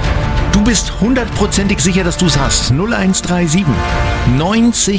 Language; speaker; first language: German; native; German